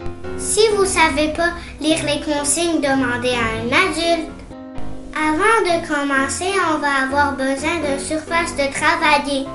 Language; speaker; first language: French; non-native, learner; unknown